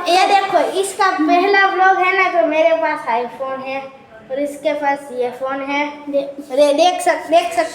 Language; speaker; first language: Hindi; non-native, local second language; Gujarati